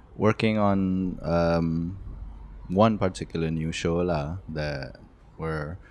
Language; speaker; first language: English; non-native, local second language; Malay